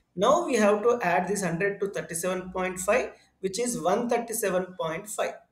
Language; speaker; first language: English; non-native, local second language; Telugu